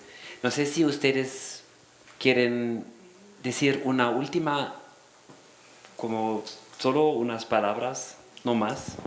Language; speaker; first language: Spanish; non-native, fluent; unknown